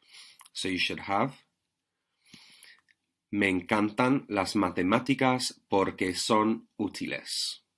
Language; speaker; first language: Spanish; non-native, fluent; English